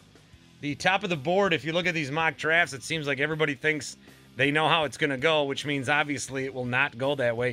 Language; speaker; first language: English; native; English